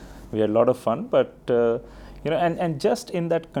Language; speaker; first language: English; non-native, local second language; Hindi